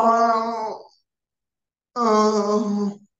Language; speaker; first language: French; early bilingual, other home language; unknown